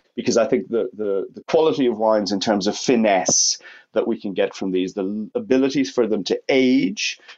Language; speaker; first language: English; native; English